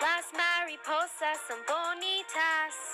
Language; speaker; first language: Spanish; non-native, learner; English